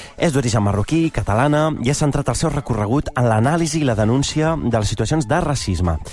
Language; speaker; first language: Catalan; early bilingual, other home language; Arabic